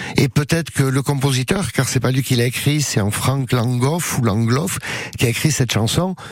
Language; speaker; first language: French; native; French